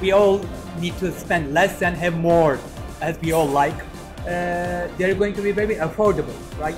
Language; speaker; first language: English; non-native, fluent; Turkish